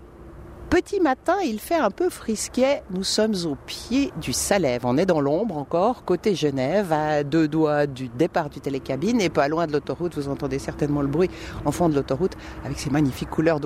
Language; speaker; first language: French; native; French